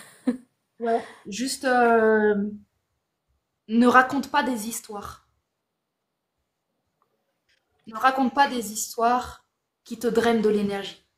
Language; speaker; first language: French; native; French